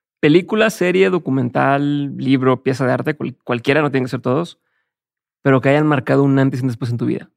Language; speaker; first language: Spanish; native; Spanish